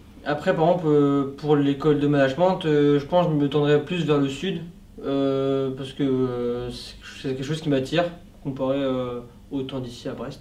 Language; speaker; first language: French; native; French